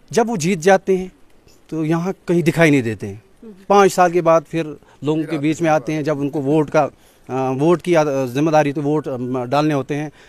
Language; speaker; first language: Hindi; non-native, local second language; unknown